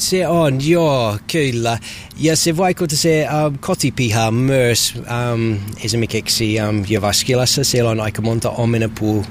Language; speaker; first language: Finnish; non-native, learner; English